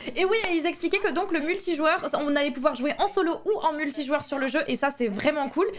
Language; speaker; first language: French; native; French